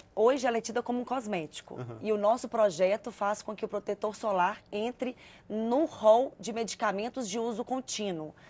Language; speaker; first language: Portuguese; native; Portuguese